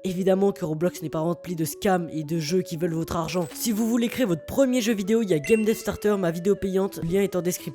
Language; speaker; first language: French; native; French